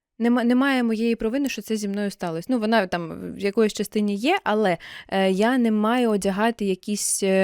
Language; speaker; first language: Ukrainian; non-native, local second language; Russian